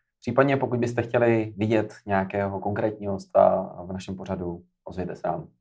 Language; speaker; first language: Czech; native; Czech